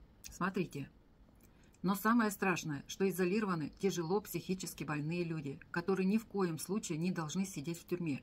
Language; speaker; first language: Russian; native; Russian